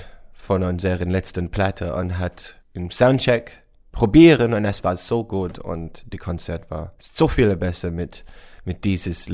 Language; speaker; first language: German; non-native, learner; English